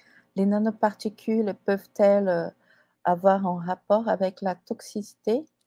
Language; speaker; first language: French; non-native, fluent; Portuguese